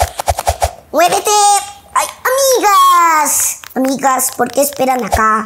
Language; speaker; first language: Spanish; native; Spanish